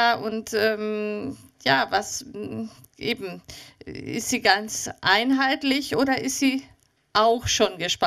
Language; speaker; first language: German; native; German